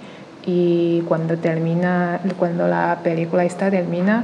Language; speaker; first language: Spanish; non-native, learner; Chinese